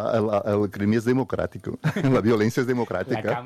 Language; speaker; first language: Catalan; non-native, fluent; Portuguese